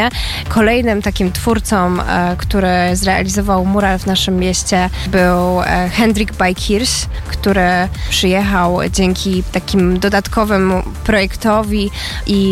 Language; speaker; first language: Polish; native; Polish